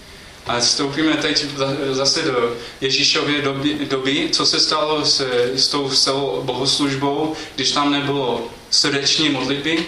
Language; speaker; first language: Czech; non-native, fluent; English